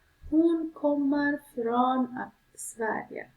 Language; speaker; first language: Swedish; non-native, learner; Persian